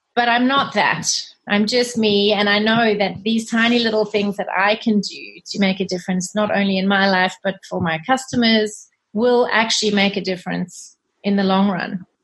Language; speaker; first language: English; native; English